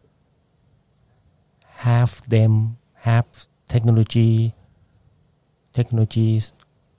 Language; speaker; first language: English; non-native, learner; Thai